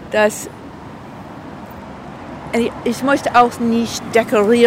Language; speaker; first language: German; non-native, learner; English